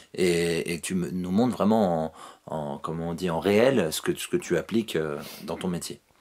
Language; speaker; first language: French; native; French